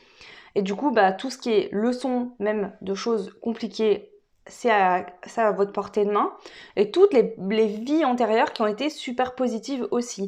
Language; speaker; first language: French; native; French